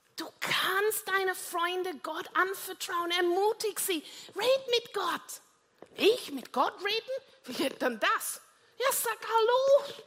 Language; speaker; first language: German; non-native, fluent; English